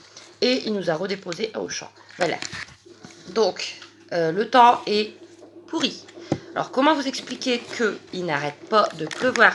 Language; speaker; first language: French; native; French